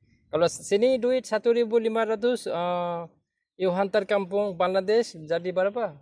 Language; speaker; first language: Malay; non-native, learner; Bangla